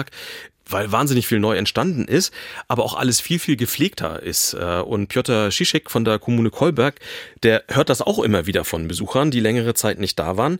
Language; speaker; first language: German; native; German